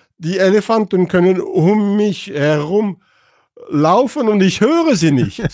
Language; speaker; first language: German; non-native, fluent; French